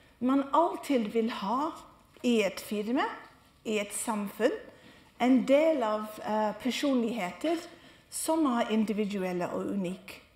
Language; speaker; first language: Norwegian; non-native, fluent; English